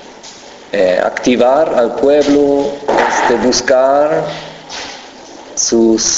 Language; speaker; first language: Spanish; non-native, fluent; German